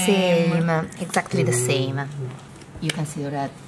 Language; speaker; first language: English; non-native, learner; Italian